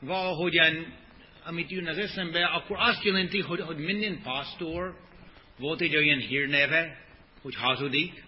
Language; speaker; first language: Hungarian; non-native, fluent; English